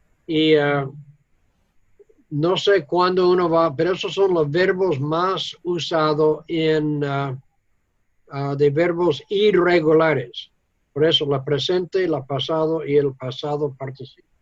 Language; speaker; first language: Spanish; non-native, fluent; English